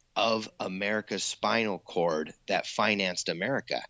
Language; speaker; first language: English; native; English